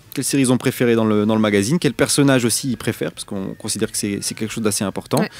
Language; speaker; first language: French; native; French